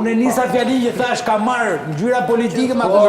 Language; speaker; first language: Albanian; native; Albanian